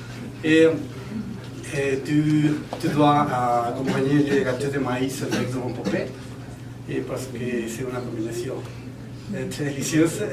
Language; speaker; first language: French; non-native, learner; Spanish